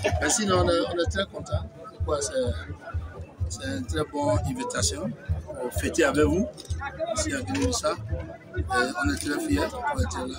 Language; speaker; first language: French; non-native, fluent; English